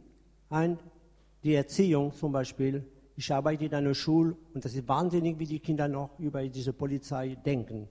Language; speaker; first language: German; non-native, fluent; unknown